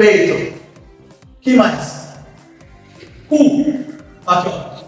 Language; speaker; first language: Portuguese; non-native, local second language; Haitian Creole